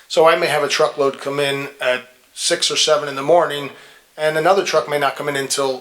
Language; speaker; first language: English; native; English